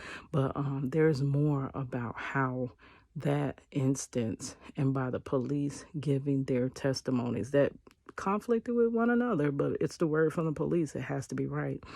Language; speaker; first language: English; native; English